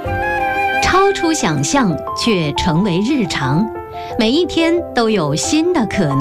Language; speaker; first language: Chinese; native; Chinese